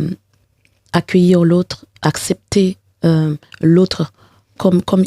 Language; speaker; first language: French; non-native, local second language; Haitian Creole